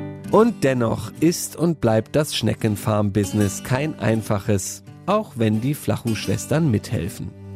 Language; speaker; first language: German; native; German